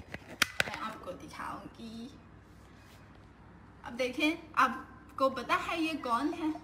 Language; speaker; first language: Hindi; non-native, learner; Chinese